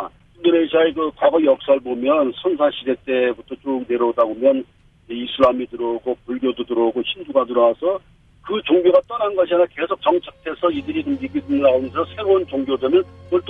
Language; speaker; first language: Korean; native; Korean